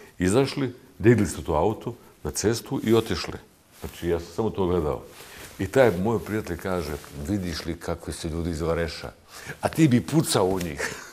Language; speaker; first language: Bosnian; native; Bosnian